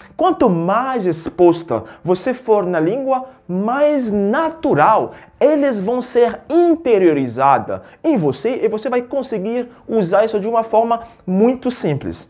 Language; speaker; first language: Portuguese; non-native, fluent; French